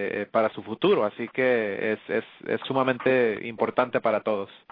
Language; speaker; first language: Spanish; early bilingual, heritage; Spanish